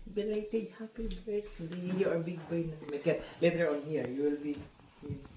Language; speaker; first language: English; non-native, local second language; Filipino